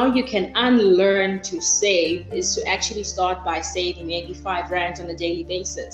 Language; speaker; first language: English; non-native, local second language; Xhosa